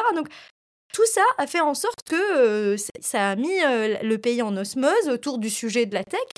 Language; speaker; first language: French; non-native, local second language; Arabic